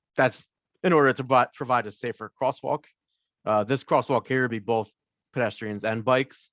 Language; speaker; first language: English; native; English